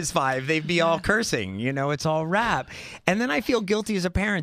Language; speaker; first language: English; native; English